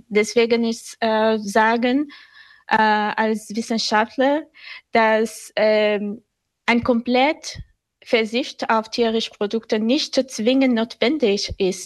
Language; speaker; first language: German; non-native, fluent; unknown